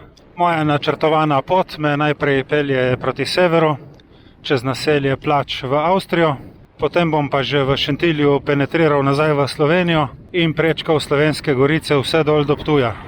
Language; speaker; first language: Slovenian; native; Slovenian